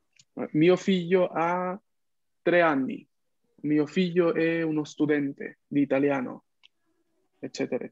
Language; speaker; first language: Italian; non-native, fluent; Spanish